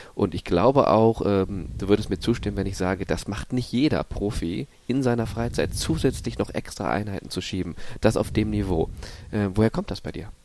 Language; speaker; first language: German; native; German